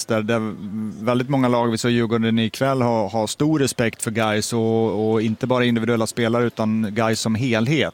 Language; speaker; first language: Swedish; native; Swedish